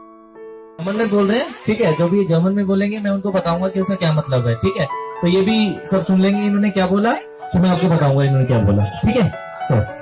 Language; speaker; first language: Hindi; native; Hindi